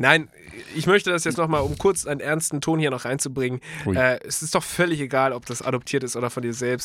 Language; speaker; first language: German; native; German